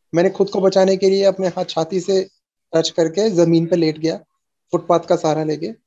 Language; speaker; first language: Hindi; native; Hindi